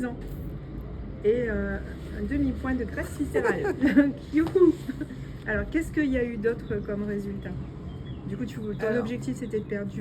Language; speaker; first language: French; native; French